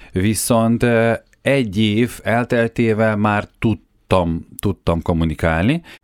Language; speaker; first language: Hungarian; non-native, fluent; Ukrainian